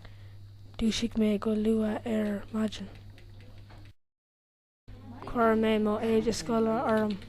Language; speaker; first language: Irish; non-native, local second language; English